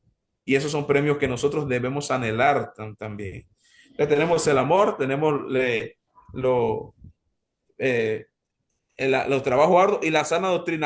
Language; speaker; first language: Spanish; native; Spanish